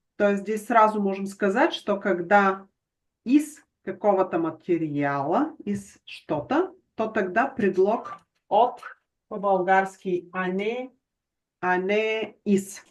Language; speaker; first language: Russian; non-native, fluent; Bulgarian